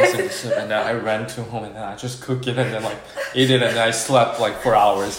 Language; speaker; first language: English; non-native, fluent; Korean